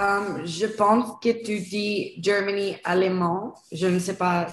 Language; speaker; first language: French; non-native, learner; Spanish